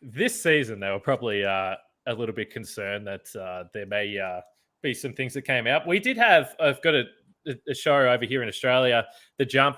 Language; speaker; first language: English; native; English